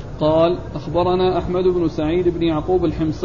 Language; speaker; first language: Arabic; native; Arabic